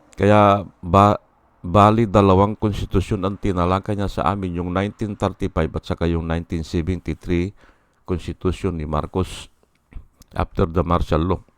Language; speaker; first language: Filipino; native; Filipino